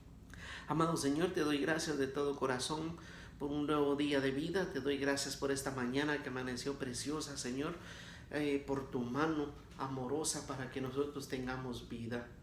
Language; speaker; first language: Spanish; native; Spanish